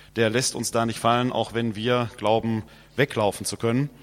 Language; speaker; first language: German; native; German